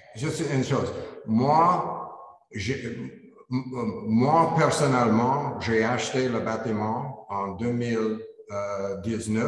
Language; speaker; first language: French; non-native, learner; English